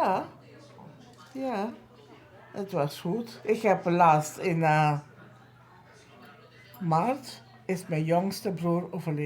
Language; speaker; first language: Dutch; non-native, local second language; Papiamento